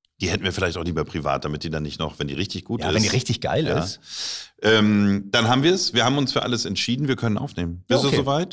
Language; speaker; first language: German; native; German